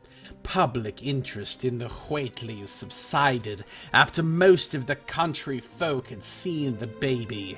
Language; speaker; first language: English; native; English